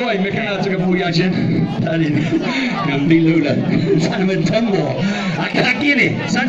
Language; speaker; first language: Chinese; non-native, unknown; English